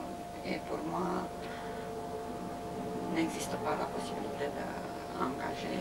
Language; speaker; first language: French; non-native, learner; Romanian